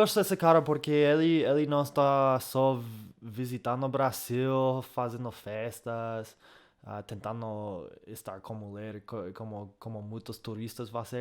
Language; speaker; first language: Portuguese; non-native, fluent; English